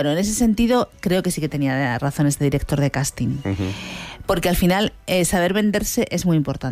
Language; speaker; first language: Spanish; native; Spanish